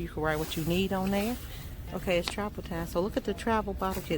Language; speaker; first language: English; native; English